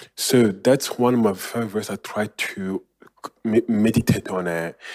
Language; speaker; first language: English; non-native, learner; Rundi